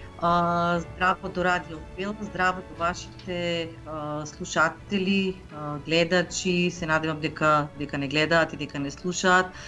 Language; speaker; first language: Macedonian; native; Macedonian